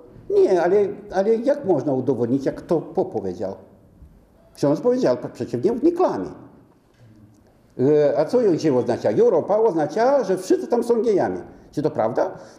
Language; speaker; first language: Polish; non-native, fluent; Romanian